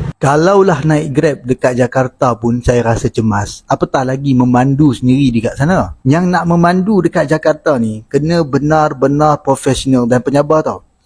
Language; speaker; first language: Malay; native; Malay